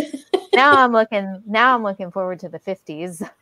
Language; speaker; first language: English; native; English